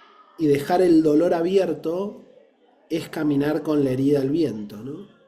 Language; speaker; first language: Spanish; native; Spanish